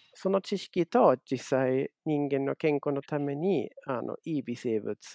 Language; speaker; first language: Japanese; non-native, fluent; German